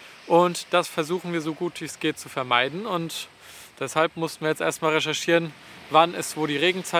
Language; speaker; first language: German; native; German